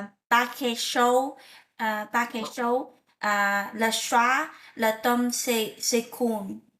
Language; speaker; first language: French; non-native, learner; Vietnamese